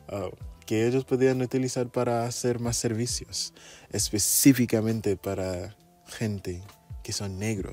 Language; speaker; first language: Spanish; non-native, fluent; English